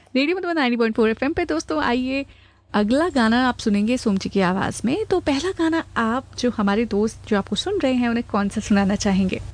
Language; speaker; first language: Hindi; native; Hindi